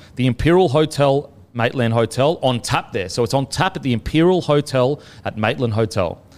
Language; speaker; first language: English; native; English